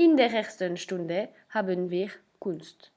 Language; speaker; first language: German; non-native, fluent; French